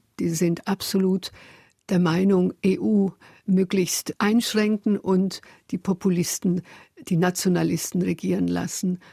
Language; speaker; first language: German; early bilingual, other home language; Hungarian